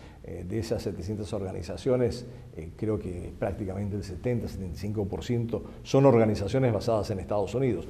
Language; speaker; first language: Spanish; native; Spanish